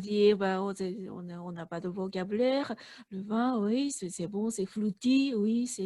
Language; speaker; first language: French; non-native, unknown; Japanese